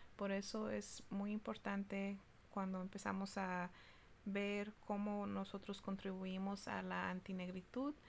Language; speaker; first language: Spanish; early bilingual, heritage; Spanish